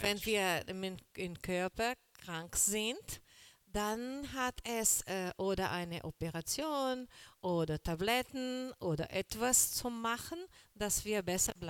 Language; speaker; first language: German; non-native, learner; Portuguese